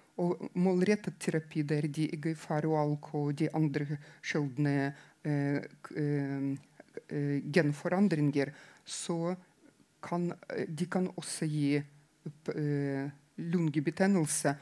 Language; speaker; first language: Norwegian; non-native, fluent; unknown